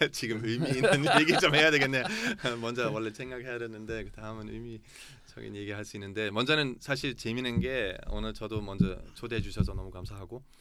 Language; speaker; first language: Korean; non-native, fluent; German